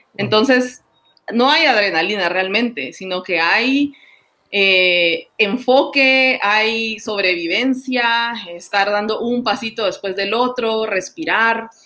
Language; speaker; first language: Spanish; native; Spanish